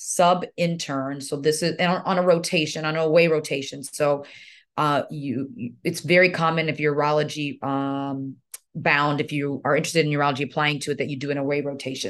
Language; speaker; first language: English; early bilingual, other home language; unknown